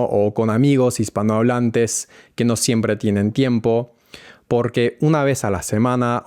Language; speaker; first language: Spanish; non-native, fluent; English